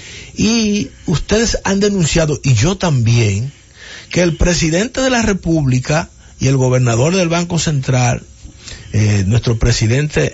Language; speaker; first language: Spanish; native; Spanish